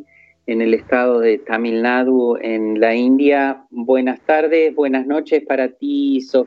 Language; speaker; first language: Spanish; native; Spanish